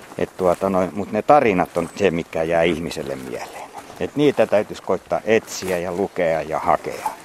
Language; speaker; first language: Finnish; native; Finnish